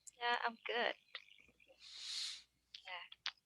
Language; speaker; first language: English; non-native, learner; Vietnamese